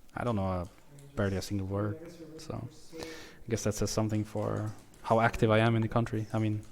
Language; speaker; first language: English; non-native, fluent; Swedish